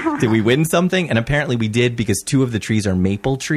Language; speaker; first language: English; native; English